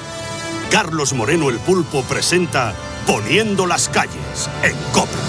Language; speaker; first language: Spanish; native; Spanish